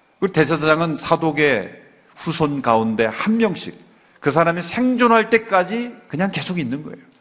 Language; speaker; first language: Korean; native; Korean